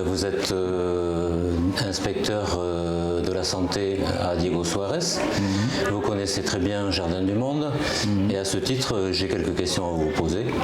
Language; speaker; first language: French; native; French